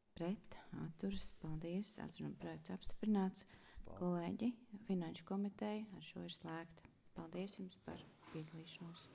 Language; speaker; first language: Latvian; native; Latvian